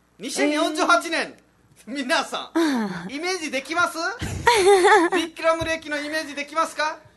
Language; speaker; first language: Japanese; non-native, fluent; Nepali